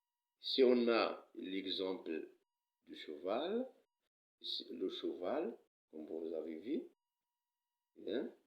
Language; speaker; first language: French; non-native, local second language; Arabic